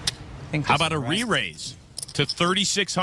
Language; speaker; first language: English; native; English